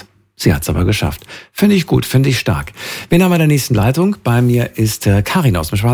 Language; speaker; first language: German; native; German